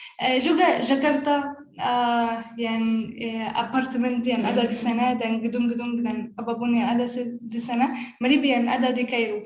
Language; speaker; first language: Indonesian; non-native, learner; Arabic